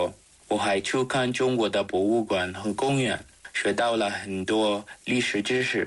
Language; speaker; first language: Chinese; non-native, learner; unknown